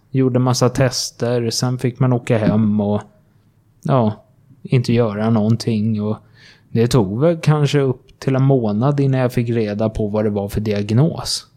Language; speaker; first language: Swedish; native; Swedish